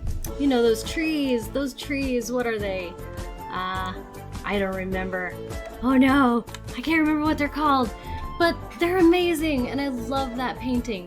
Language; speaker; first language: English; native; English